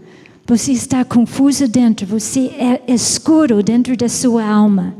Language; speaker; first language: Portuguese; non-native, fluent; English